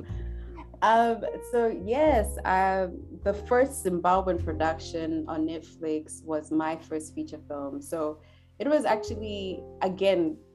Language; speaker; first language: English; non-native, local second language; Shona